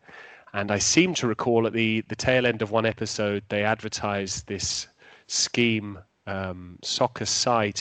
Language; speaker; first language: English; native; English